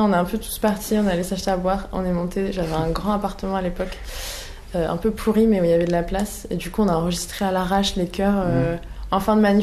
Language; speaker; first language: French; native; French